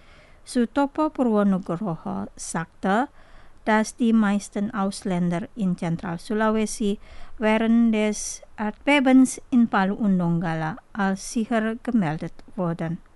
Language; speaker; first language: German; non-native, fluent; Indonesian